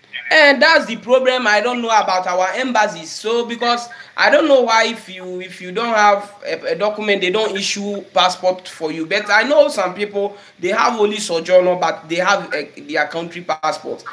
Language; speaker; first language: English; non-native, local second language; Akan